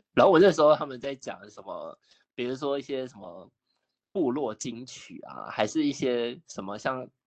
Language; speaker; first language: Chinese; native; Chinese